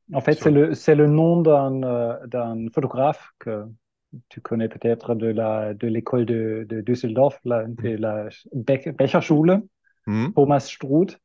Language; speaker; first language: French; non-native, fluent; German